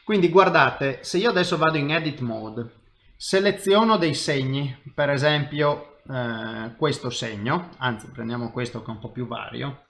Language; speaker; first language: Italian; native; Italian